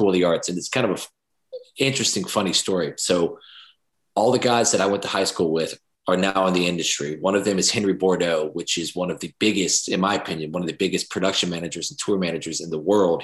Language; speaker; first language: English; native; English